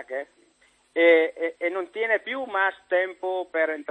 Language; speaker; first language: Spanish; non-native, learner; Italian